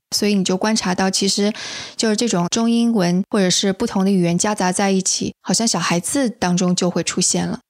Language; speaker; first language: Chinese; native; Chinese